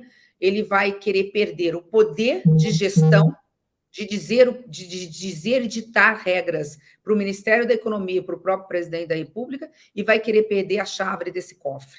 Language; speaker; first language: Portuguese; native; Portuguese